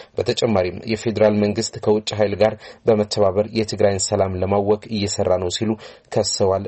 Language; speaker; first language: Amharic; non-native, local second language; Tigrinya